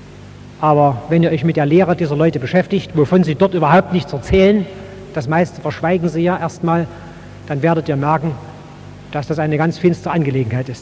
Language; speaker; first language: German; native; German